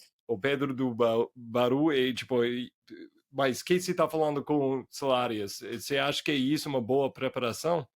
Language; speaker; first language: Portuguese; non-native, fluent; English